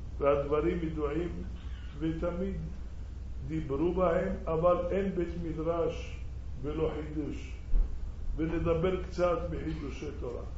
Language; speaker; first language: Hebrew; early bilingual, other home language; Arabic